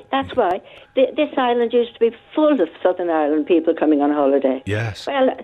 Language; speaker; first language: English; native; English